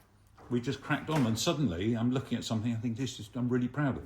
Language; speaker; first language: English; native; English